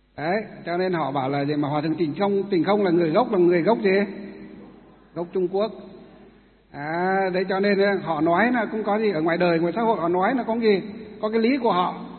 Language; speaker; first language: Vietnamese; non-native, local second language; Muong